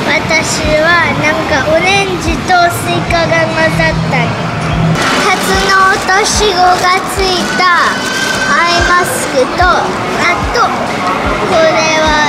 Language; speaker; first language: Japanese; early bilingual, heritage; Japanese